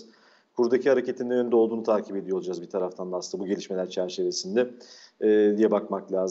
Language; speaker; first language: Turkish; native; Turkish